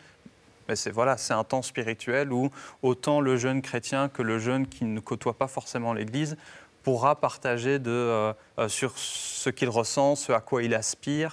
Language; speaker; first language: French; native; French